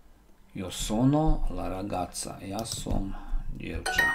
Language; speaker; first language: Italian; non-native, learner; Slovak